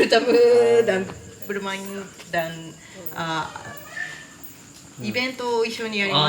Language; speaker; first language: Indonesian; non-native, learner; Japanese